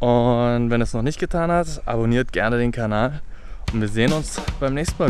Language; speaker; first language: German; native; German